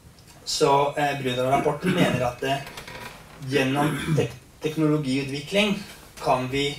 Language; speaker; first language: Norwegian; non-native, fluent; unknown